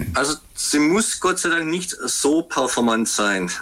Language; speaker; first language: German; native; German